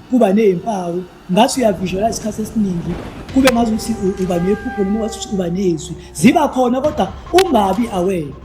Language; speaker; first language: Zulu; native; Zulu